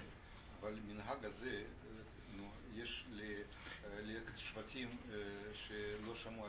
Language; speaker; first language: Hebrew; non-native, fluent; Russian